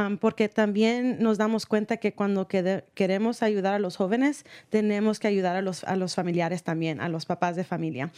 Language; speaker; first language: Spanish; early bilingual, heritage; Spanish